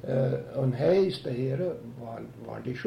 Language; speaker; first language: German; early bilingual, heritage; German